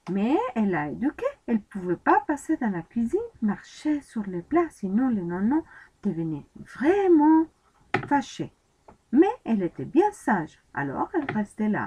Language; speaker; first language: French; non-native, fluent; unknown